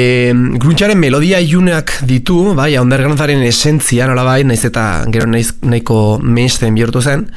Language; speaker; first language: Basque; native; Basque